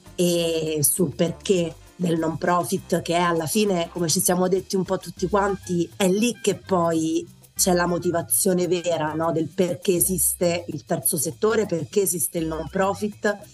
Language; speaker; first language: Italian; native; Italian